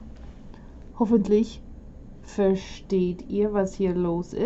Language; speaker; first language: German; non-native, fluent; English